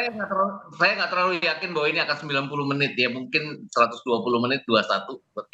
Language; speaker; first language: Indonesian; native; Indonesian